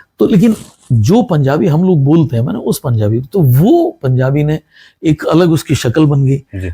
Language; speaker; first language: Hindi; non-native, local second language; Punjabi